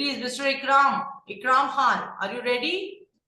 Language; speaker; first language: English; non-native, fluent; Urdu